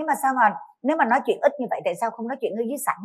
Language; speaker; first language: Vietnamese; native; Vietnamese